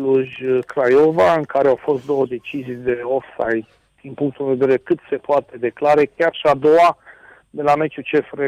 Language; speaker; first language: Romanian; native; Romanian